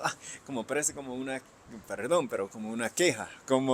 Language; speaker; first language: Spanish; non-native, fluent; English